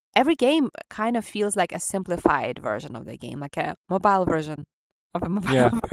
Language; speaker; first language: English; non-native, fluent; Ukrainian